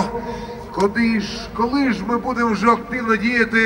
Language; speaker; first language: Ukrainian; non-native, local second language; Russian